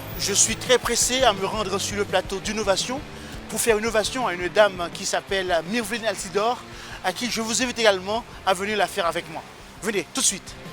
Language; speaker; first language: French; non-native, local second language; Haitian Creole